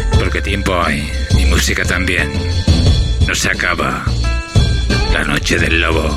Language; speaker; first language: Spanish; native; Spanish